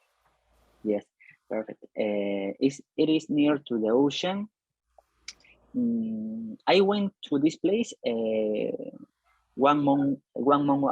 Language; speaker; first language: English; non-native, learner; Spanish